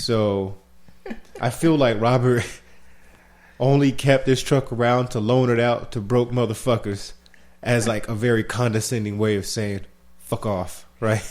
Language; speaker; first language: English; native; English